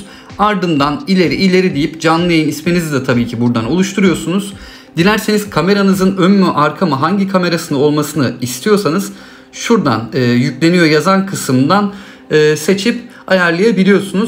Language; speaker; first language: Turkish; native; Turkish